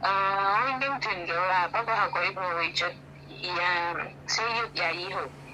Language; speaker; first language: Cantonese; non-native, fluent; Javanese